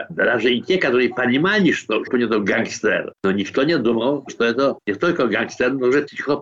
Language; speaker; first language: Russian; non-native, fluent; Polish